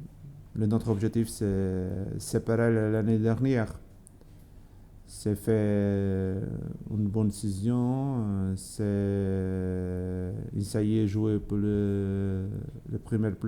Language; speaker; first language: French; non-native, learner; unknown